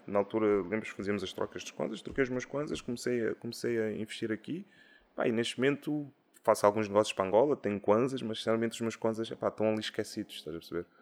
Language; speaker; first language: Portuguese; native; Portuguese